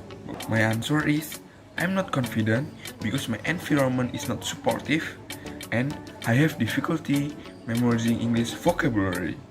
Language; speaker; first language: English; non-native, learner; Indonesian